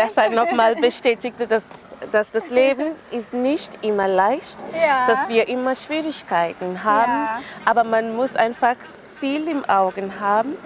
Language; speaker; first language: German; non-native, fluent; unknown